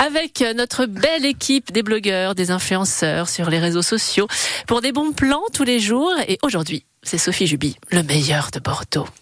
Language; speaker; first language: French; native; French